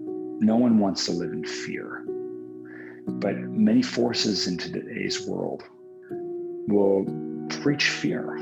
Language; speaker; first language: English; native; English